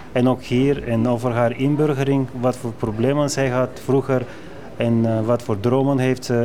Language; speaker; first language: Dutch; non-native, fluent; Bulgarian